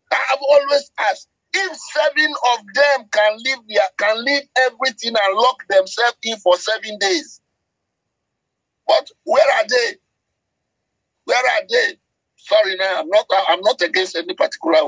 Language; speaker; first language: English; non-native, local second language; Yoruba